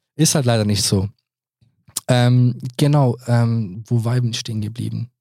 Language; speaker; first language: German; early bilingual, other home language; Serbian